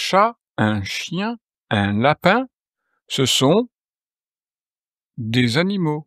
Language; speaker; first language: French; native; French